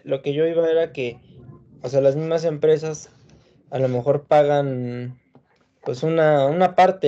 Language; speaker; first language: Spanish; native; Spanish